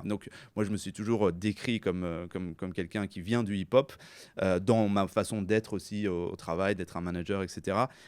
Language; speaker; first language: French; early bilingual, other home language; Persian